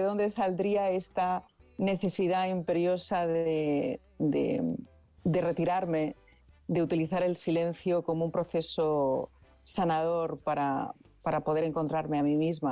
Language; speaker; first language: Spanish; native; Spanish